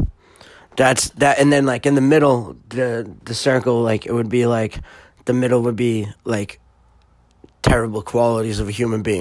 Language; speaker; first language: English; native; English